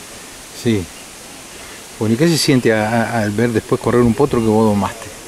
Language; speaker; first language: Spanish; native; Spanish